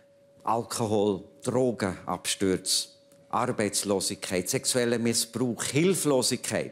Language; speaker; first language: German; native; German